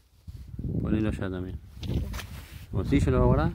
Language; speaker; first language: Spanish; native; Spanish